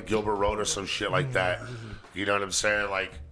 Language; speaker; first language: English; native; English